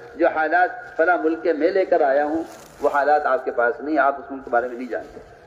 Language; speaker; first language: Urdu; native; Urdu